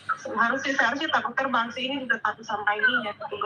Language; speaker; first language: Indonesian; native; Indonesian